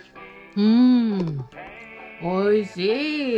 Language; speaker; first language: Japanese; non-native, learner; Filipino